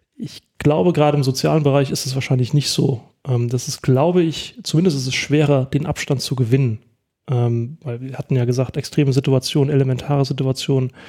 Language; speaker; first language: German; native; German